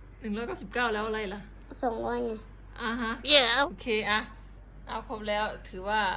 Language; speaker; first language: Thai; native; Thai